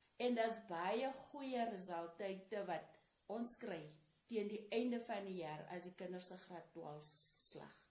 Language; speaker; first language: Afrikaans; non-native, local second language; Tswana